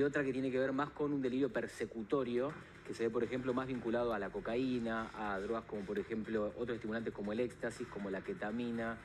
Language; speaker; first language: Spanish; native; Spanish